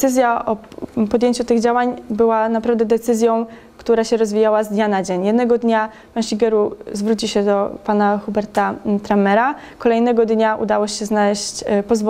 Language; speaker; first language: Polish; native; Polish